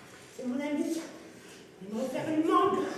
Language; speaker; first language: French; non-native, learner; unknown